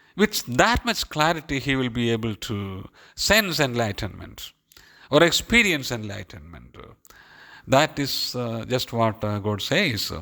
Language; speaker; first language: English; non-native, local second language; Malayalam